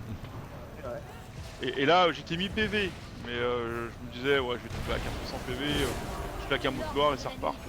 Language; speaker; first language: French; native; French